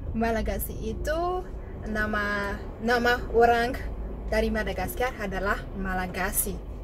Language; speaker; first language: Indonesian; non-native, learner; Malagasy